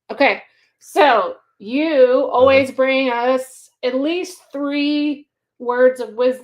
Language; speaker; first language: English; native; English